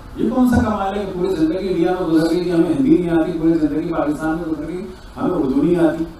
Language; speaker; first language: Urdu; native; Urdu